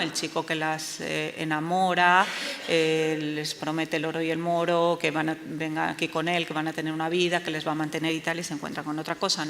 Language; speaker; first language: Spanish; native; Spanish